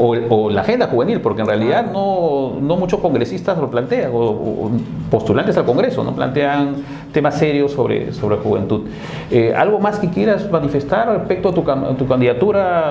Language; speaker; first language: Spanish; native; Spanish